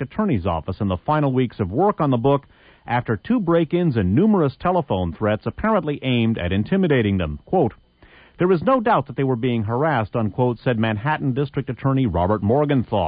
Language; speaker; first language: English; native; English